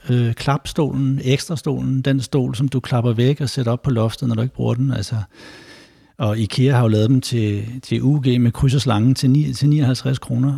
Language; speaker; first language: Danish; native; Danish